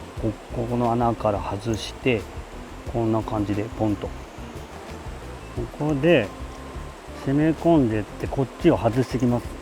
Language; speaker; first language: Japanese; native; Japanese